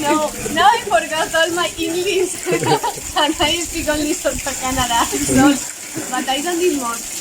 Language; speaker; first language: English; non-native, learner; Spanish